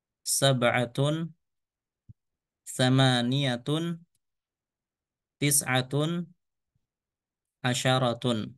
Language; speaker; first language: Arabic; non-native, fluent; Indonesian